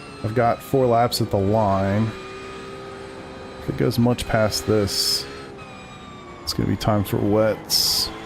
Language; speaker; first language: English; native; English